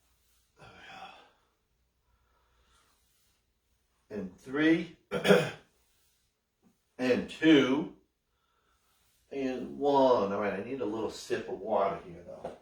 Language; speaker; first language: English; native; English